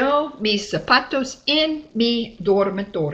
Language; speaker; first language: Spanish; non-native, fluent; English